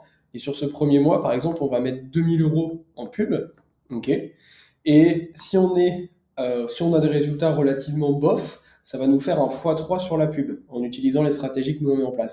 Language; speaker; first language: French; native; French